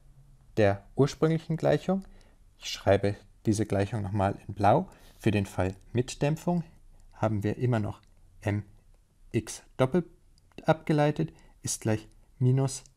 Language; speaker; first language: German; native; German